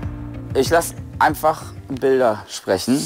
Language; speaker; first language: German; native; German